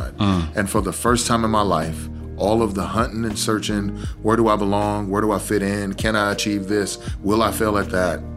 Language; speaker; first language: English; native; English